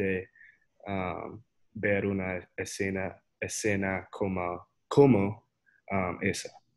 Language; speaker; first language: Spanish; non-native, learner; English